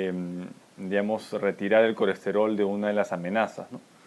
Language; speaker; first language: Spanish; native; Spanish